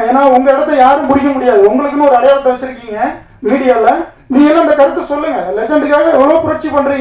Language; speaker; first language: Tamil; native; Tamil